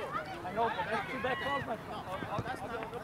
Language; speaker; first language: English; native; English